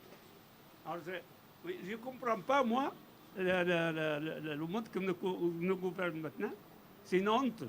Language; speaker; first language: French; non-native, fluent; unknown